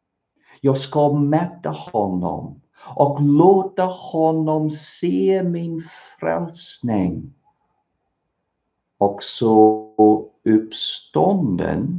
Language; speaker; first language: Swedish; non-native, fluent; English